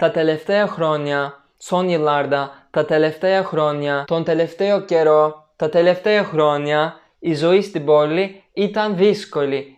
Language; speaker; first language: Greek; non-native, fluent; Turkish